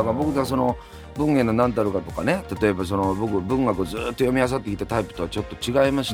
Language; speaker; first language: Japanese; native; Japanese